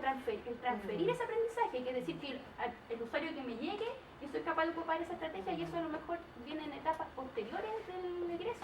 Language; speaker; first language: Spanish; native; Spanish